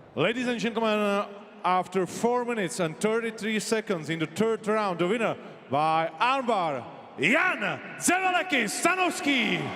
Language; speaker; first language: English; non-native, fluent; Czech